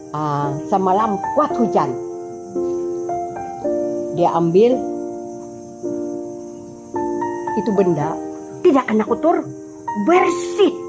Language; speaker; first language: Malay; non-native, local second language; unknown